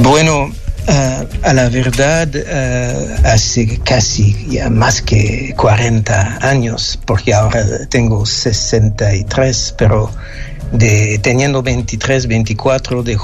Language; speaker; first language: Spanish; non-native, fluent; French